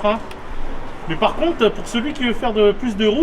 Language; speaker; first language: French; native; French